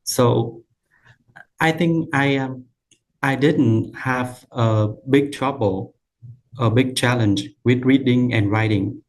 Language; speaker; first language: English; non-native, learner; Vietnamese